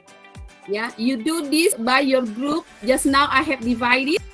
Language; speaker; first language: English; non-native, learner; Indonesian